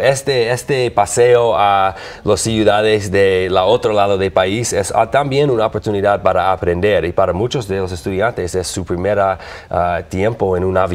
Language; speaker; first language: Spanish; non-native, learner; English